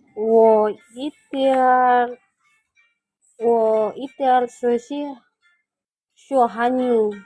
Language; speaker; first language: Chinese; non-native, learner; Indonesian